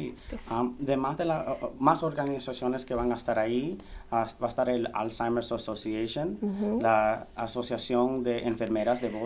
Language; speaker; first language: Spanish; early bilingual, heritage; Spanish